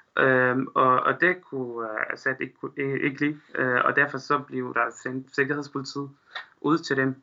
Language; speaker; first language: Danish; non-native, fluent; Arabic